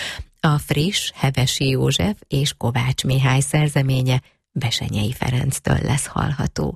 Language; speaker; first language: Hungarian; native; Hungarian